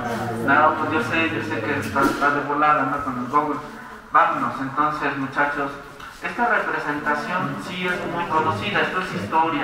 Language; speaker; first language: Spanish; native; Spanish